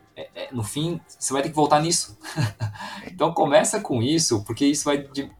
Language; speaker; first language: Portuguese; native; Portuguese